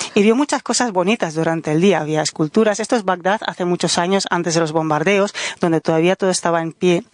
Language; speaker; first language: Spanish; non-native, fluent; Dutch